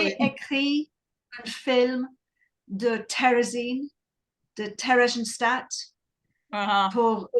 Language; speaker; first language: French; non-native, learner; English